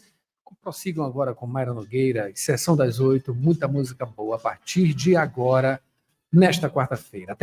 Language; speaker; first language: Portuguese; native; Portuguese